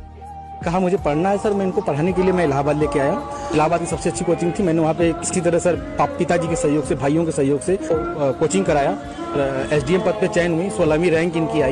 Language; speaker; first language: Hindi; native; Hindi